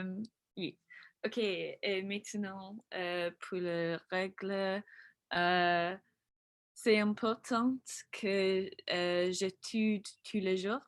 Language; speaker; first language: French; non-native, learner; English